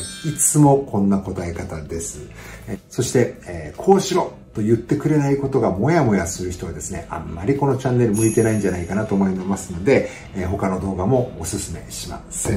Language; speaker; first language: Japanese; native; Japanese